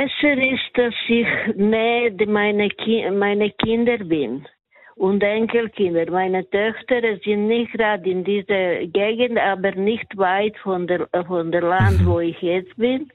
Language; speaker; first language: German; non-native, learner; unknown